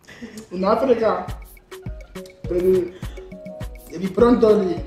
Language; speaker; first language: Italian; non-native, learner; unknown